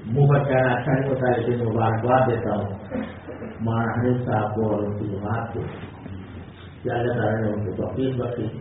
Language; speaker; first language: Urdu; native; Urdu